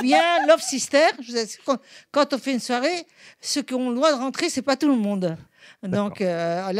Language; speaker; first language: French; native; French